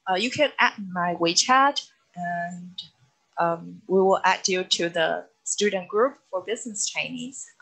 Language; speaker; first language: English; non-native, fluent; Chinese